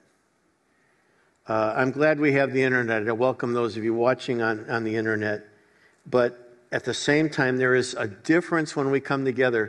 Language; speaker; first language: English; native; English